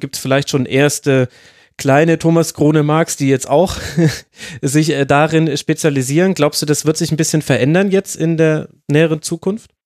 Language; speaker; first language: German; native; German